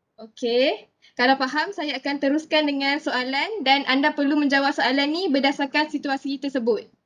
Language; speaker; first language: Malay; native; Malay